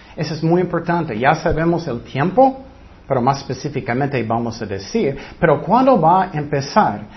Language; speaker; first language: Spanish; non-native, fluent; English